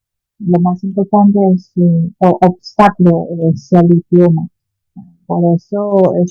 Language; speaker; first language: Spanish; non-native, fluent; Chinese